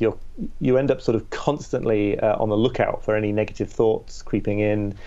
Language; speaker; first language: English; native; English